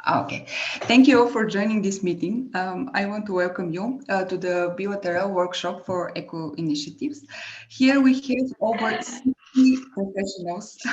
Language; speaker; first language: English; non-native, fluent; Bulgarian